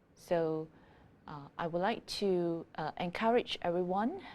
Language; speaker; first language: English; non-native, local second language; Malay